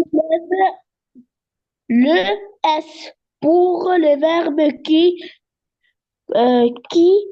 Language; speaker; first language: French; non-native, learner; Arabic